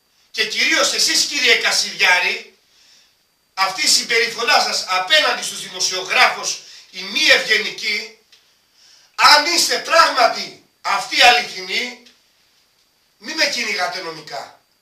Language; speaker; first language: Greek; non-native, local second language; Romany